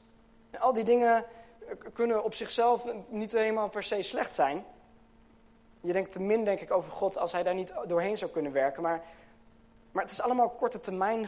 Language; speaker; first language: Dutch; native; Dutch